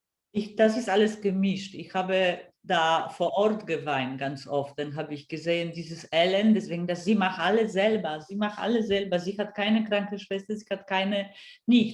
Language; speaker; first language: German; non-native, fluent; Polish